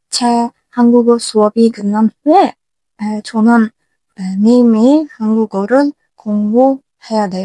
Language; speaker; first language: Korean; non-native, learner; Turkish